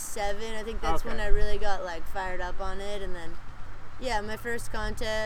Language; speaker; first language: English; native; English